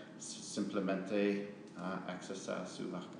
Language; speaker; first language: Spanish; non-native, learner; English